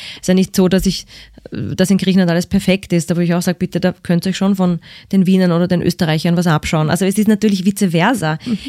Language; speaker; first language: German; native; German